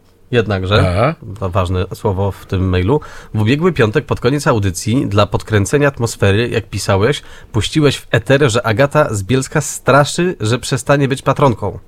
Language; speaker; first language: Polish; native; Polish